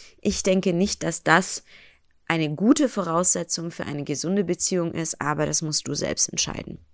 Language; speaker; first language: German; early bilingual, other home language; Persian